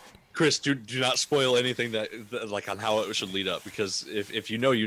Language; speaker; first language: English; native; English